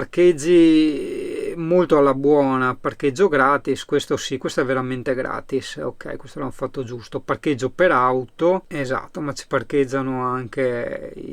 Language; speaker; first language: Italian; native; Italian